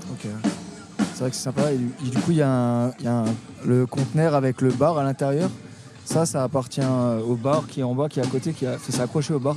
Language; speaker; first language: French; native; French